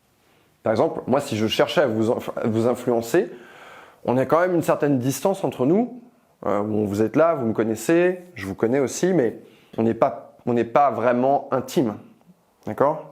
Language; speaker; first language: French; native; French